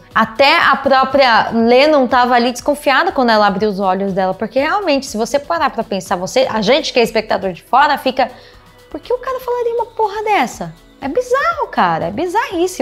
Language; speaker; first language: Portuguese; native; Portuguese